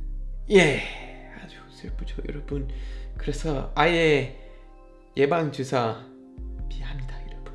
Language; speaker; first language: Korean; non-native, fluent; English